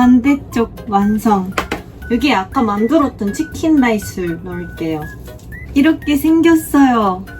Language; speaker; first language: Korean; non-native, fluent; Japanese